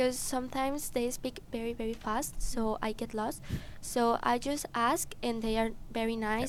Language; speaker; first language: English; non-native, learner; Spanish